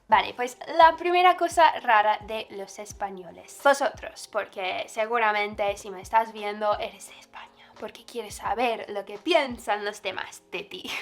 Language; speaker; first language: Spanish; non-native, fluent; English